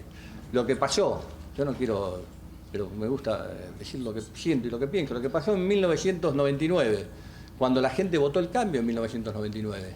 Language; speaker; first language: Spanish; native; Spanish